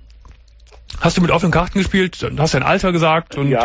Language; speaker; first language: German; native; German